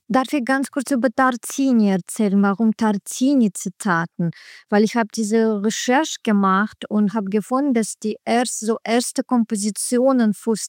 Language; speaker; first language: German; non-native, learner; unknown